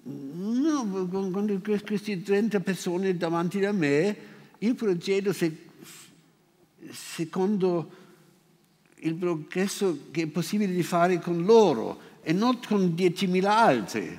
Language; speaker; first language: Italian; non-native, fluent; German